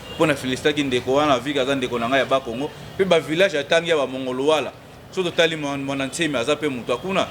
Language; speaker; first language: Lingala; non-native, local second language; Kongo